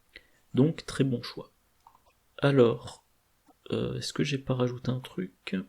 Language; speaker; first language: French; native; French